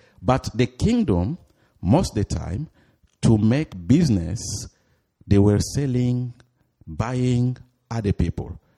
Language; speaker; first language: English; non-native, fluent; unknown